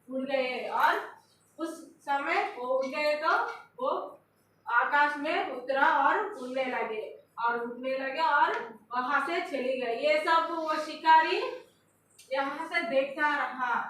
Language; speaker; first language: Hindi; non-native, local second language; Telugu